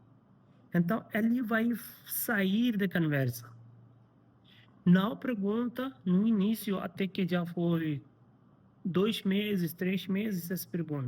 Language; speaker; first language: Portuguese; non-native, learner; Hindi